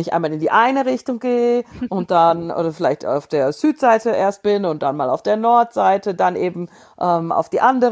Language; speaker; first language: German; native; German